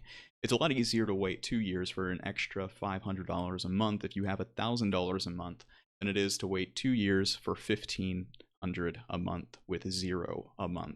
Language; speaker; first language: English; native; English